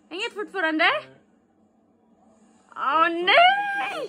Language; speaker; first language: Swedish; non-native, learner; Filipino